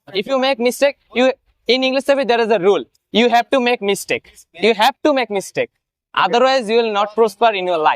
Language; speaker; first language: English; non-native, learner; Bangla